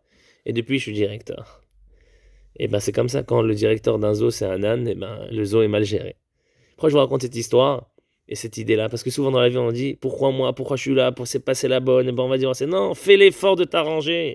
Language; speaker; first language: French; native; French